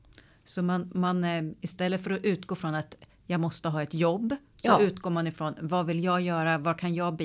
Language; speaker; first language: Swedish; native; Swedish